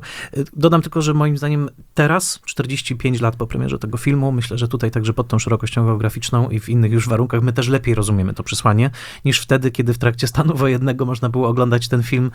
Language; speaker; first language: Polish; native; Polish